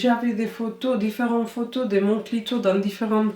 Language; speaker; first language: French; non-native, fluent; Spanish